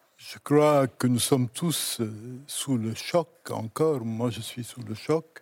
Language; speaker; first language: French; non-native, local second language; Arabic